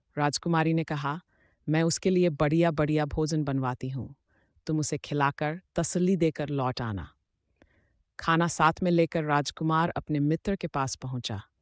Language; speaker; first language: Hindi; native; Hindi